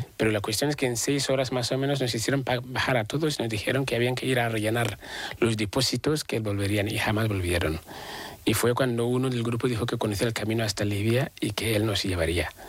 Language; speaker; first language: Spanish; non-native, fluent; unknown